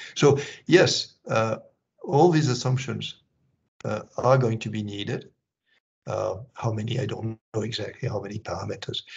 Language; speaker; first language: English; non-native, fluent; French